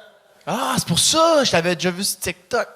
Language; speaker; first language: French; native; French